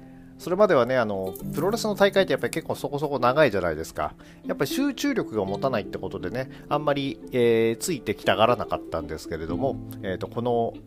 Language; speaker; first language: Japanese; native; Japanese